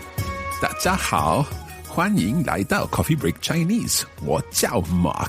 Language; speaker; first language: Chinese; non-native, learner; English